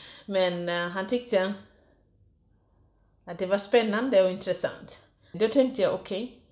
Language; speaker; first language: Swedish; non-native, fluent; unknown